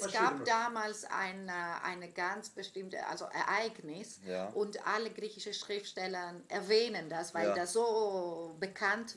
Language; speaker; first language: German; non-native, fluent; Greek